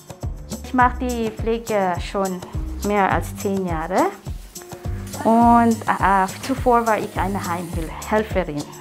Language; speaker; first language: German; non-native, fluent; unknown